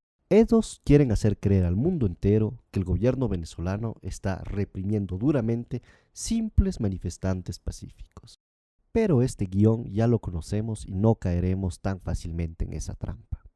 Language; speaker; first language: Spanish; native; Spanish